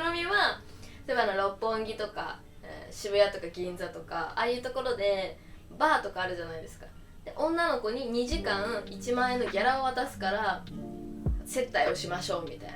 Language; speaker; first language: Japanese; native; Japanese